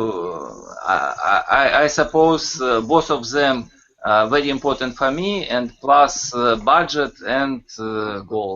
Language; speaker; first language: English; non-native, learner; Russian